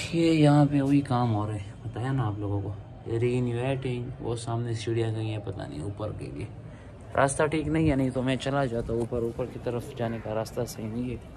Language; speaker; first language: Urdu; non-native, local second language; Pashto